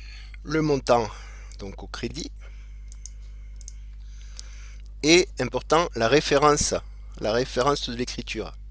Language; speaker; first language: French; native; French